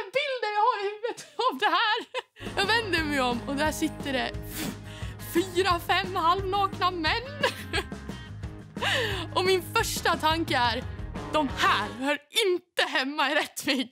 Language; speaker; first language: Swedish; native; Swedish